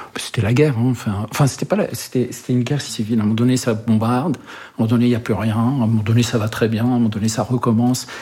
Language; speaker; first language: French; early bilingual, other home language; Arabic